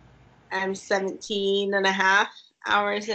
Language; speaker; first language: English; native; English